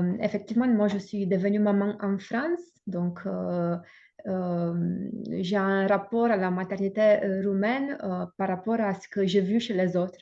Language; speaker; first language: French; non-native, fluent; Romanian